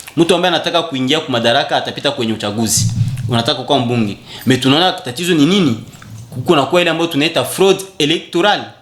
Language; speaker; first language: Swahili; native; Swahili